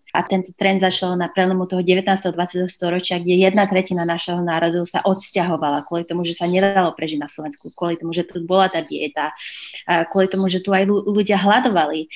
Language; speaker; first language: Slovak; early bilingual, heritage; Slovak